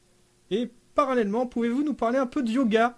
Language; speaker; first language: French; native; French